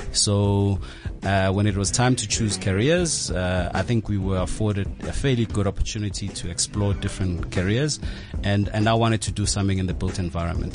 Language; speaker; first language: English; non-native, local second language; Zulu